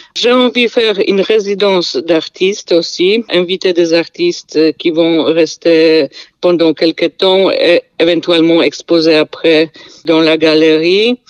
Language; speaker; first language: French; non-native, fluent; Polish